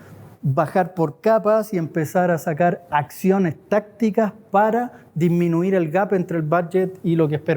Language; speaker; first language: Spanish; native; Spanish